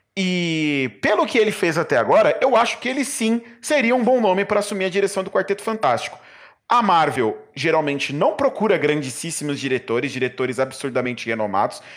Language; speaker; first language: Portuguese; native; Portuguese